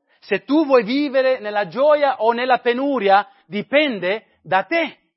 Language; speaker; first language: Italian; non-native, fluent; English